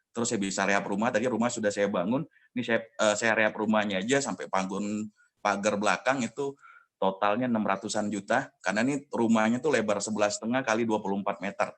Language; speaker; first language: Indonesian; native; Indonesian